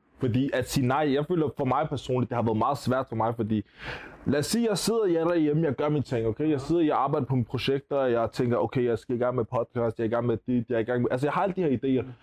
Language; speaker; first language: Danish; early bilingual, other home language; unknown